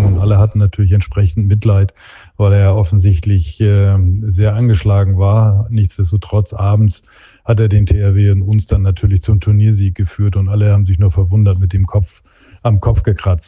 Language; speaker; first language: German; native; German